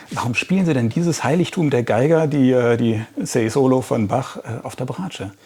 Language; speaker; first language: German; native; German